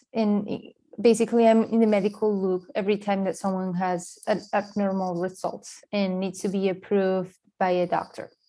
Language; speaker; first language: English; non-native, fluent; Spanish